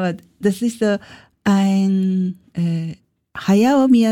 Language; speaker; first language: German; non-native, learner; Japanese